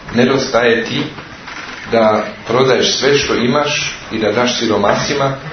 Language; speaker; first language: Serbian; early bilingual, heritage; Serbian